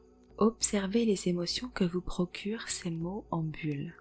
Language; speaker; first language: French; native; French